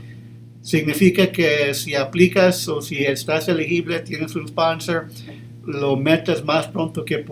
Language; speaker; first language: Spanish; early bilingual, heritage; English